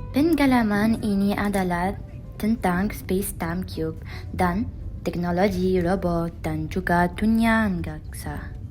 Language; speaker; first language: Malay; non-native, learner; Arabic